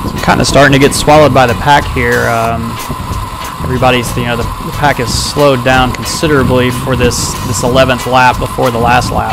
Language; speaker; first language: English; native; English